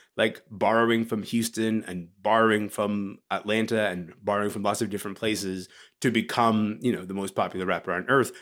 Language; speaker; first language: English; early bilingual, other home language; Arabic